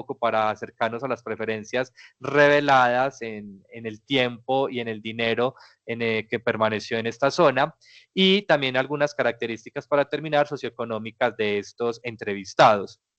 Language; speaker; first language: Spanish; native; Spanish